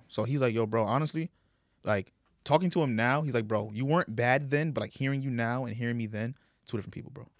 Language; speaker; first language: English; early bilingual, other home language; Yoruba